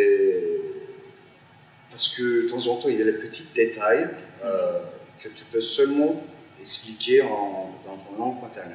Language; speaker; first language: French; non-native, fluent; Turkish